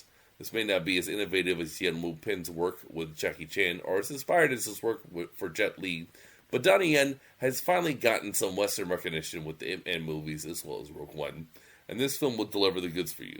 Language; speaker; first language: English; native; English